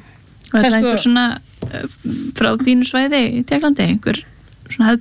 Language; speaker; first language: Icelandic; native; Icelandic